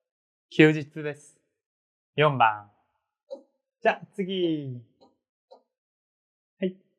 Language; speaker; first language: Japanese; non-native, fluent; Korean